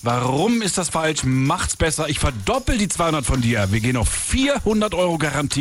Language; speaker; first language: German; native; German